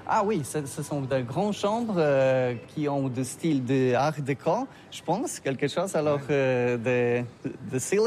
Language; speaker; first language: French; non-native, learner; Polish